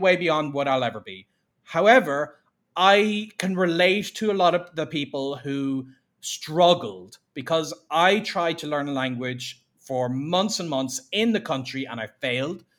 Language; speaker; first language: English; native; English